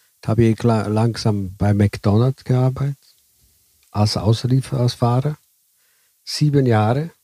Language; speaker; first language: German; early bilingual, heritage; Italian